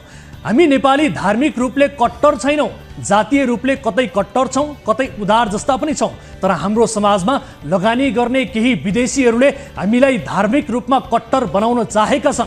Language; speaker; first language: Nepali; native; Nepali